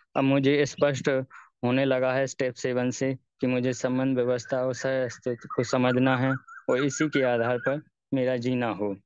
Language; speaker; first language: Hindi; native; Hindi